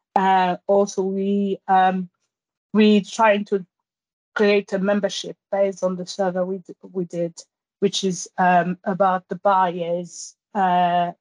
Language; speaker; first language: English; non-native, fluent; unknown